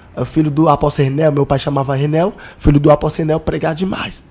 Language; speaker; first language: Portuguese; non-native, learner; Haitian Creole